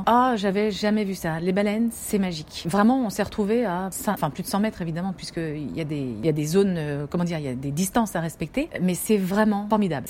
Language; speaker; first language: French; native; French